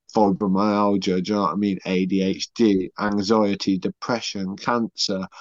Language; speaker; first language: English; early bilingual, other home language; Spanish